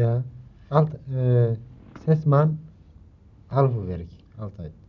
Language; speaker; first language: Dutch; non-native, learner; Turkish